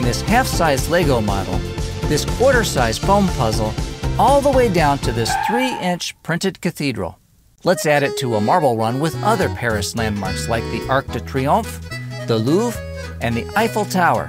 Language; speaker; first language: English; native; English